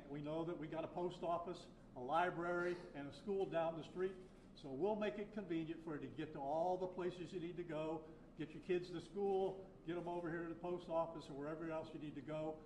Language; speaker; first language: English; native; English